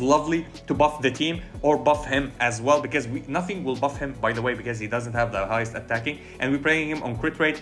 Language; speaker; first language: English; non-native, fluent; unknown